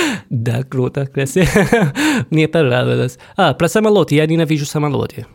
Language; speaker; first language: Russian; non-native, fluent; Arabic